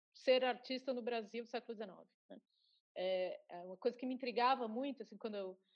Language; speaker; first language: Portuguese; native; Portuguese